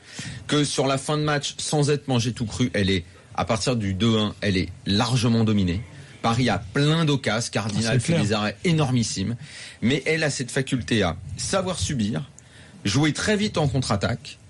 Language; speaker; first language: French; native; French